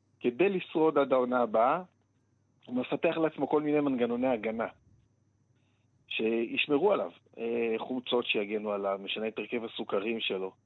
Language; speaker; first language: Hebrew; native; Hebrew